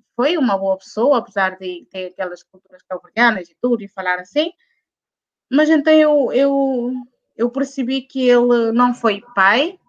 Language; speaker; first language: Portuguese; non-native, local second language; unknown